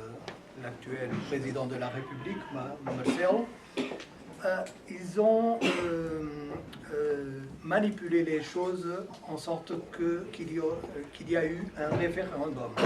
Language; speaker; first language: French; non-native, fluent; Portuguese